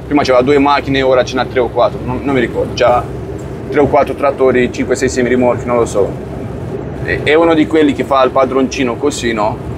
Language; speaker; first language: Italian; non-native, fluent; Romanian